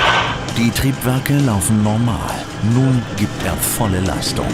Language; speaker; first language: German; native; German